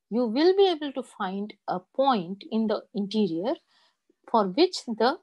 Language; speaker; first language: English; non-native, local second language; Bangla